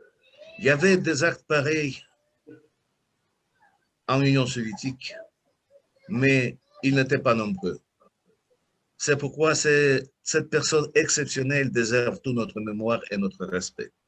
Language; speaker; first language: French; non-native, fluent; Russian